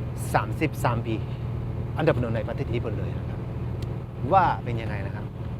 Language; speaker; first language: Thai; non-native, fluent; Japanese